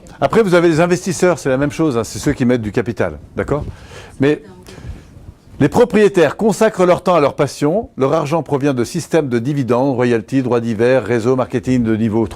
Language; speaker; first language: French; native; French